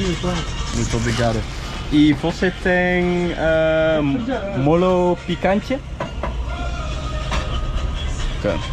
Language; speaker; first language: Portuguese; non-native, learner; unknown